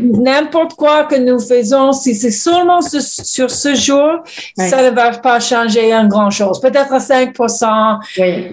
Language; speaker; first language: French; non-native, learner; English